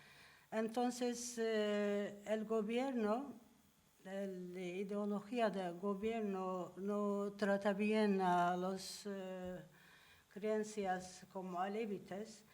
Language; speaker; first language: Spanish; non-native, learner; Turkish